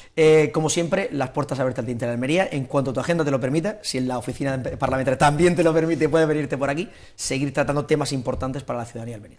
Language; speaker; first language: Spanish; native; Spanish